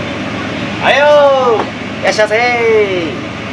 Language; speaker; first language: Japanese; native; Japanese